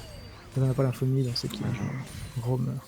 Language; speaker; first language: French; native; French